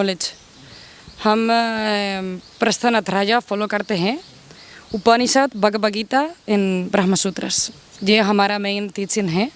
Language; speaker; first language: Hindi; non-native, learner; Spanish